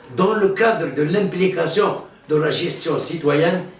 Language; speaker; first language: French; non-native, local second language; Arabic